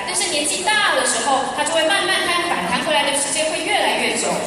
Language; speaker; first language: Chinese; native; Chinese